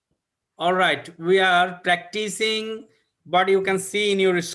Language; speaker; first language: English; non-native, fluent; Bangla